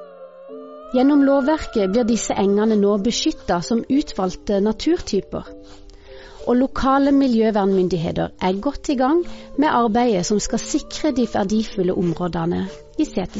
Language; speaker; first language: Norwegian; native; Norwegian